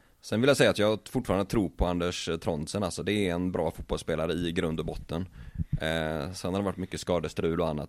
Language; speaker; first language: Swedish; native; Swedish